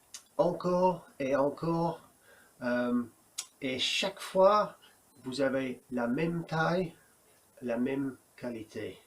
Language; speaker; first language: French; non-native, learner; English